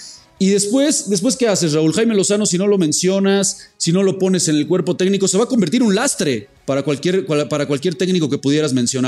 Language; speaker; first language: Spanish; native; Spanish